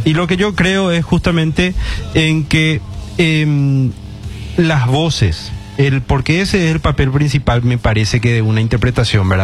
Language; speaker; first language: Spanish; native; Spanish